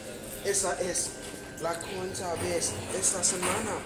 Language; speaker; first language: Spanish; non-native, learner; English